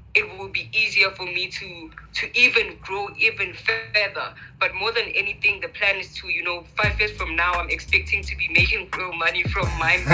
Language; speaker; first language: English; non-native, local second language; Zulu